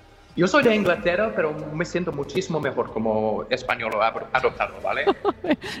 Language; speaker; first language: Spanish; non-native, fluent; English